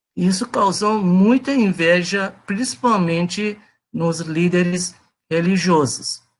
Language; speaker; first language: Portuguese; non-native, fluent; Persian